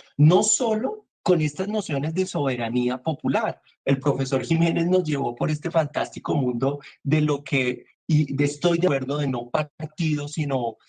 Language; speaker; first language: Spanish; native; Spanish